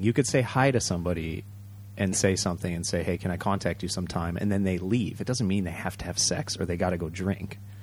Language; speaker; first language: English; early bilingual, other home language; Japanese